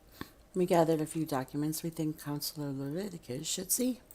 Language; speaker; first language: English; native; English